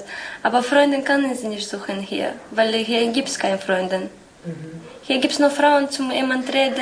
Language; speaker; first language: German; non-native, learner; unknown